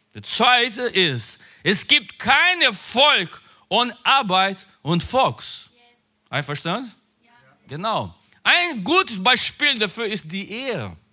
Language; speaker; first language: German; non-native, learner; Portuguese